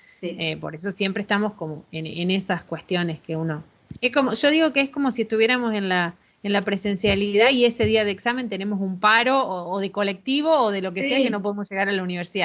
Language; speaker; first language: Spanish; native; Spanish